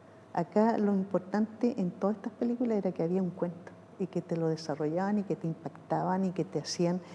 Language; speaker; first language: Spanish; native; Spanish